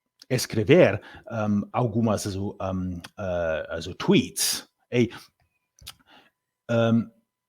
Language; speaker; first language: Portuguese; non-native, learner; English